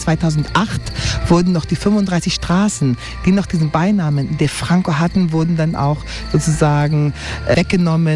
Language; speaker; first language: German; native; German